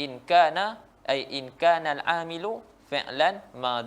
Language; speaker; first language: Arabic; non-native, fluent; Malay